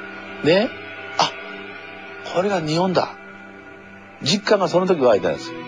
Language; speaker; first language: Japanese; non-native, fluent; Korean